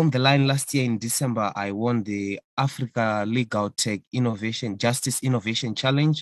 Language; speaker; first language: English; non-native, local second language; Shona